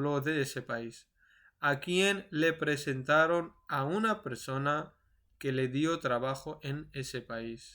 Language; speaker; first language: Spanish; non-native, fluent; Urdu